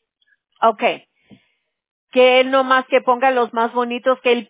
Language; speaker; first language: Spanish; early bilingual, heritage; Spanish